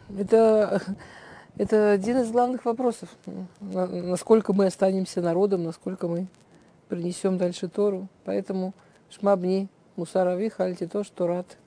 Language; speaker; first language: Russian; early bilingual, heritage; Russian